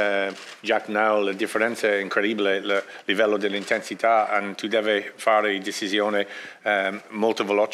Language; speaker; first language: Italian; non-native, learner; English